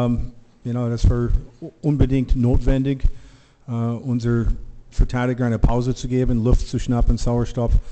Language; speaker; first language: German; non-native, learner; English